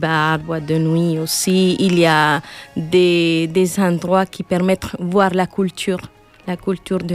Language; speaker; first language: French; non-native, learner; Spanish